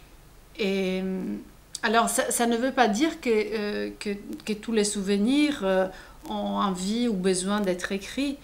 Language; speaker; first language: French; non-native, fluent; Italian